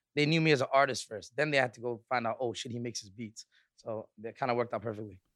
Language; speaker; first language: English; native; English